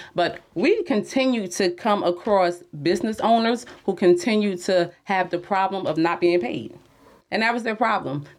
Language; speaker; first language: English; native; English